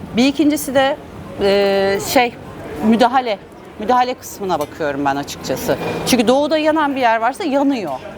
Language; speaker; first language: Turkish; native; Turkish